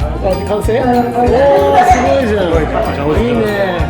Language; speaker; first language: Japanese; native; Japanese